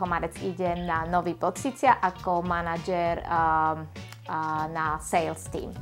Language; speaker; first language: Slovak; non-native, learner; Spanish